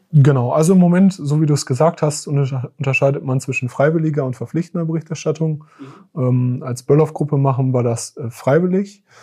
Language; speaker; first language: German; native; German